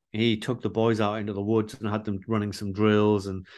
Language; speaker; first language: English; native; English